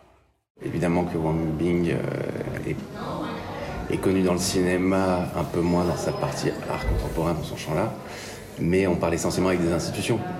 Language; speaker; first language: French; native; French